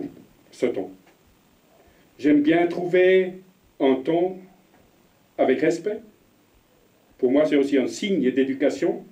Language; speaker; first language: French; non-native, fluent; German